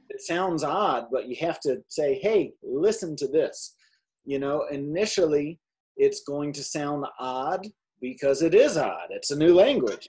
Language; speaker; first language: English; native; English